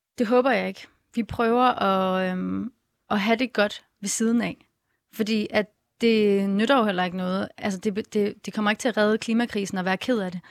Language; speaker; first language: Danish; native; Danish